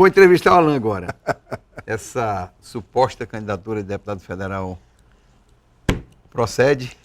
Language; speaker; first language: Portuguese; native; Portuguese